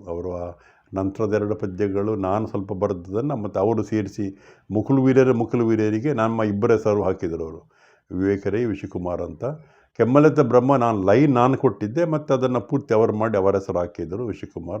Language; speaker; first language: Kannada; non-native, local second language; Tulu